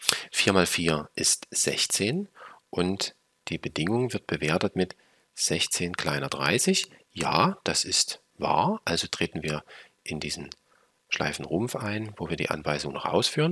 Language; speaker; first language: German; native; German